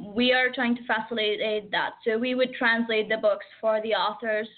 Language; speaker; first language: English; early bilingual, other home language; Arabic